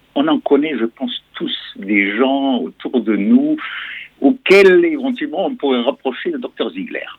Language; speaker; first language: French; non-native, fluent; German